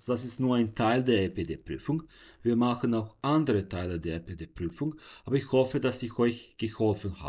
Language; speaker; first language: German; non-native, fluent; Serbian